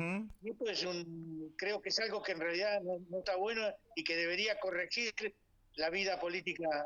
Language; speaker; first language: Spanish; native; Spanish